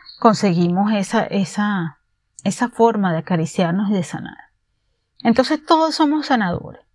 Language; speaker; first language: Spanish; native; Spanish